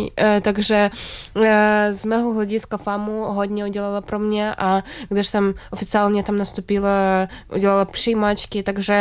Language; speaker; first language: Czech; non-native, fluent; Ukrainian